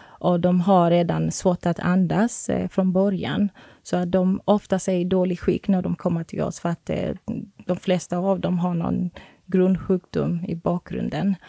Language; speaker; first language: Swedish; non-native, fluent; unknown